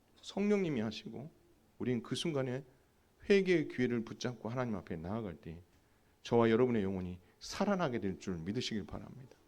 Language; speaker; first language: Korean; native; Korean